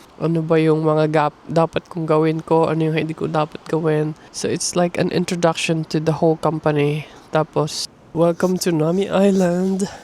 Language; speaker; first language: Filipino; native; Filipino